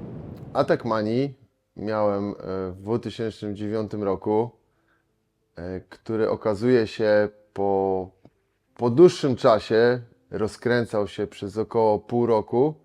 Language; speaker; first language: Polish; native; Polish